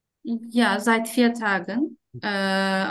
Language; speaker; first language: German; non-native, fluent; Turkish